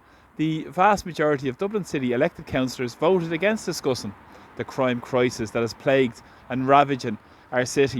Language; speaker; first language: English; native; English